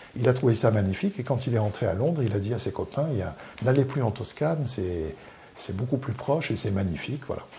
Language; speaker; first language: French; native; French